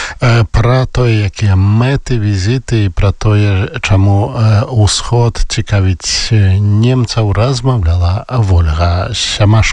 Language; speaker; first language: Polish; non-native, learner; Belarusian